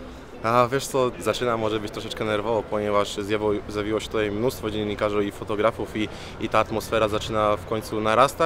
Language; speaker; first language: Polish; native; Polish